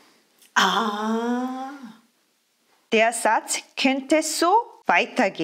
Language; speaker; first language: German; non-native, fluent; Korean